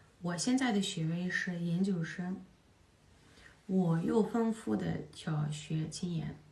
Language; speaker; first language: Chinese; non-native, fluent; Ukrainian